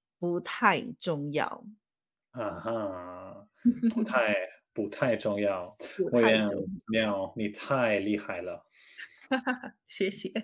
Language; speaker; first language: Chinese; non-native, learner; Spanish